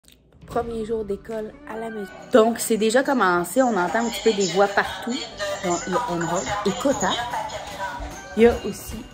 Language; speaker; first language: French; native; French